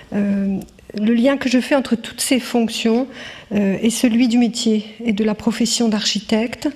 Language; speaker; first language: French; native; French